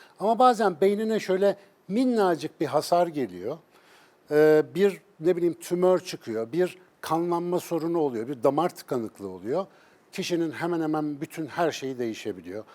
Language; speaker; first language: Turkish; native; Turkish